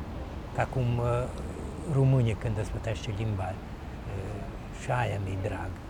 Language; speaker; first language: Romanian; early bilingual, heritage; Romanian